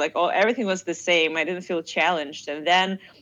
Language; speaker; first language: English; non-native, fluent; Russian